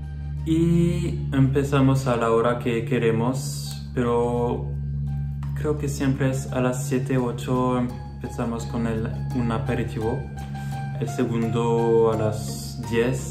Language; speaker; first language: Spanish; non-native, learner; French